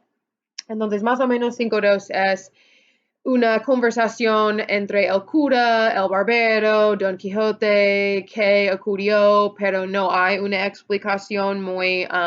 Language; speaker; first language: Spanish; non-native, fluent; English